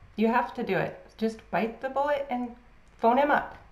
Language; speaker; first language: English; native; English